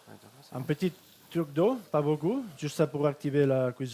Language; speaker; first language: French; non-native, fluent; Catalan